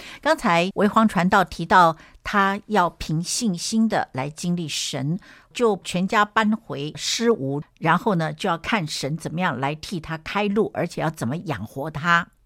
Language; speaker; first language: Chinese; native; Chinese